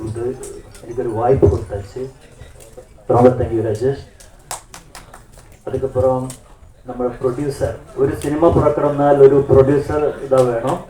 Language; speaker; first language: Tamil; non-native, learner; Malayalam